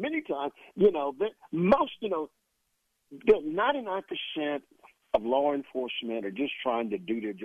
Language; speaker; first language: English; native; English